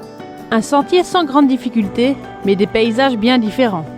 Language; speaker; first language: French; native; French